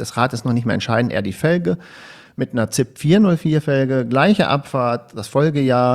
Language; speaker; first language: German; native; German